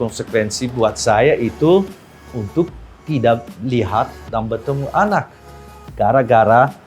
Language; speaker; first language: Indonesian; non-native, learner; Dutch